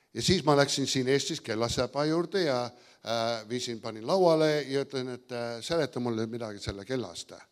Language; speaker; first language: Estonian; early bilingual, heritage; Estonian